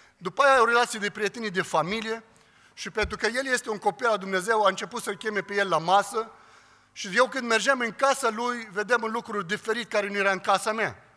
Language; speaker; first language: Romanian; non-native, fluent; Arabic